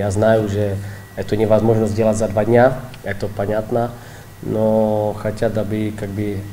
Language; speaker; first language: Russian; non-native, learner; Czech